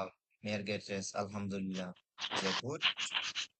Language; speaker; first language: German; non-native, fluent; Bangla